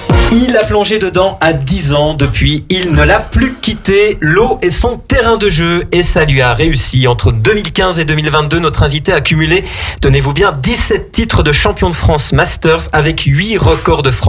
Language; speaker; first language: French; native; French